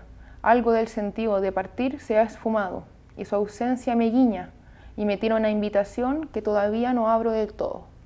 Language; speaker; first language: Spanish; native; Spanish